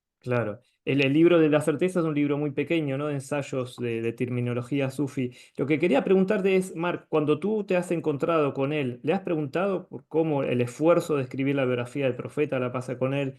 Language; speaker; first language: Spanish; native; Spanish